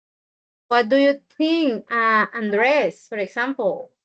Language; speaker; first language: English; non-native, learner; Spanish